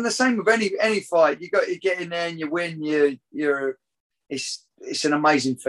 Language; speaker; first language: English; native; English